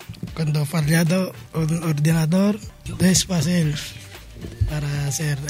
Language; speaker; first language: Spanish; non-native, learner; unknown